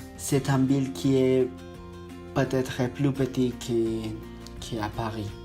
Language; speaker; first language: French; non-native, learner; Spanish